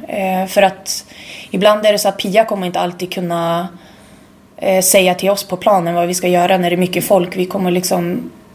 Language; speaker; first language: Swedish; native; Swedish